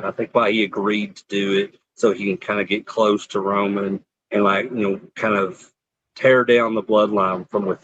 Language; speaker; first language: English; native; English